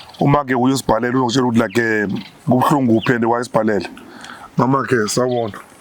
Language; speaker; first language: Zulu; non-native, local second language; Venda